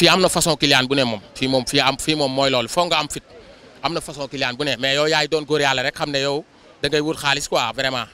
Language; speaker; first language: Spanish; non-native, learner; Wolof